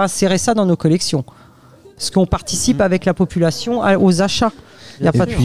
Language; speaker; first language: French; native; French